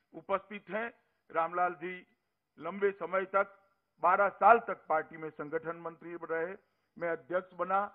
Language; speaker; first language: Hindi; non-native, local second language; Gujarati